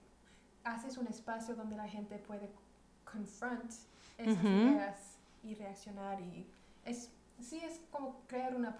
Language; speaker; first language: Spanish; early bilingual, other home language; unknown